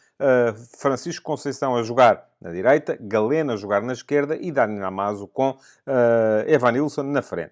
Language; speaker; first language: Portuguese; native; Portuguese